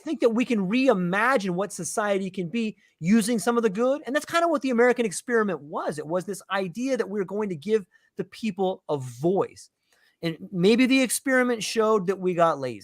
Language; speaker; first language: English; native; English